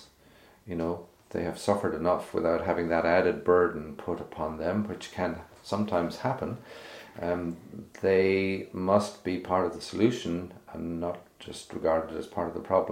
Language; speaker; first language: English; native; English